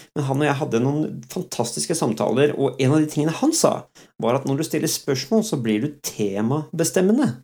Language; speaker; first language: Norwegian; early bilingual, other home language; Dutch